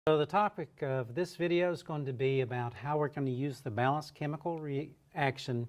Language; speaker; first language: English; native; English